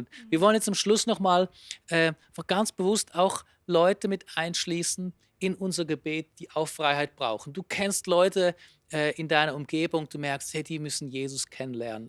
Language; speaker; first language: German; native; German